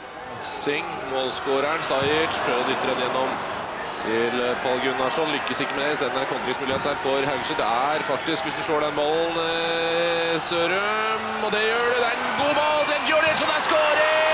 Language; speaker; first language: Norwegian; native; Norwegian